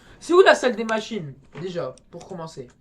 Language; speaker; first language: French; native; French